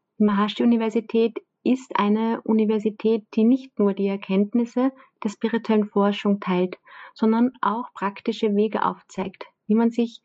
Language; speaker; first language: German; native; German